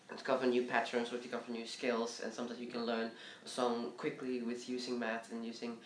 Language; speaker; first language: English; early bilingual, other home language; Indonesian